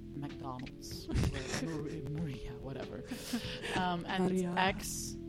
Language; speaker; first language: English; non-native, fluent; Dutch